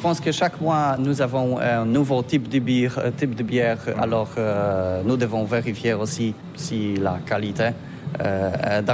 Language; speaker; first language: French; non-native, learner; Polish